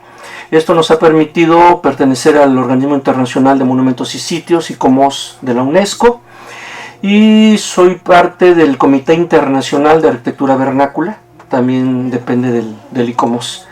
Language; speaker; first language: Spanish; native; Spanish